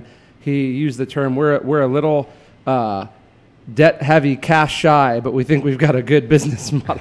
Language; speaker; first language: English; native; English